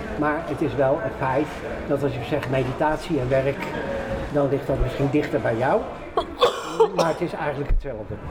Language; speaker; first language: Dutch; native; Dutch